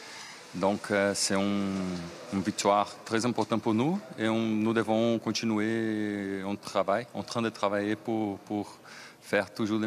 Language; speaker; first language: French; non-native, learner; Portuguese